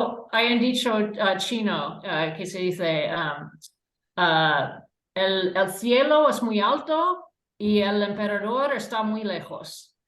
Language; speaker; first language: Spanish; non-native, fluent; English